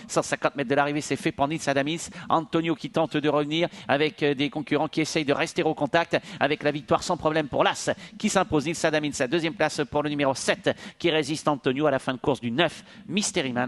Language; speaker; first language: French; native; French